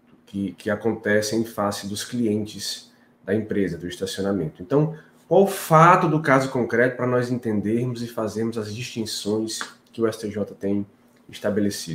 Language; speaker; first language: Portuguese; native; Portuguese